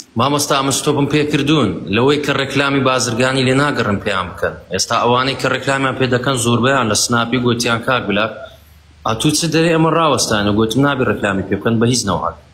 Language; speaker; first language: Central Kurdish; native; Central Kurdish